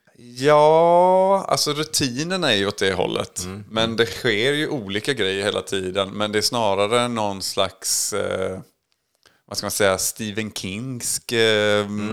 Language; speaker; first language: Swedish; native; Swedish